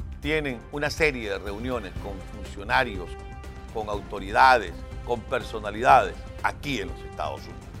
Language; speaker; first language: Spanish; native; Spanish